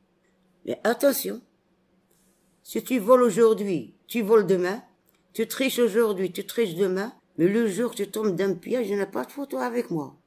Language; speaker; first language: French; non-native, local second language; Arabic